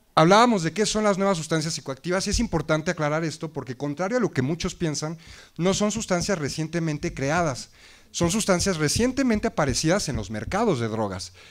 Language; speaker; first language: Spanish; native; Spanish